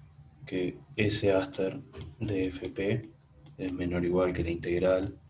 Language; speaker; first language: Spanish; native; Spanish